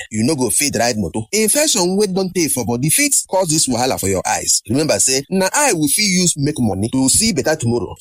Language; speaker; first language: Nigerian Pidgin; native; Nigerian Pidgin